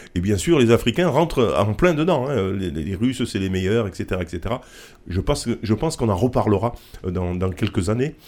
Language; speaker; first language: French; native; French